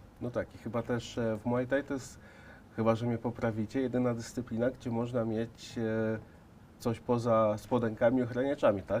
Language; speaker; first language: Polish; native; Polish